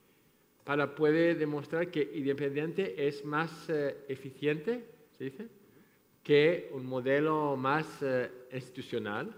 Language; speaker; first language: Spanish; non-native, fluent; French